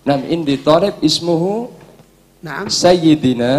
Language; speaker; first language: Arabic; non-native, learner; Indonesian